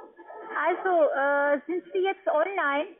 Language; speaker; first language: German; non-native, learner; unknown